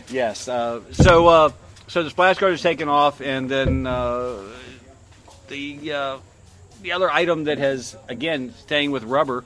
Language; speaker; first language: English; native; English